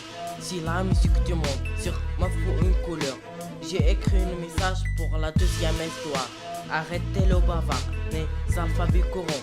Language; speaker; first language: French; non-native, learner; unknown